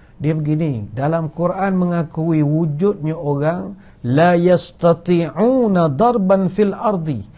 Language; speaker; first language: Malay; native; Malay